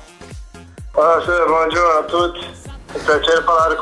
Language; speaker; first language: Italian; non-native, fluent; Portuguese